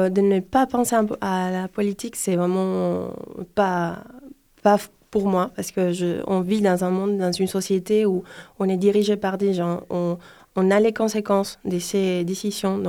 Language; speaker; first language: French; non-native, fluent; Spanish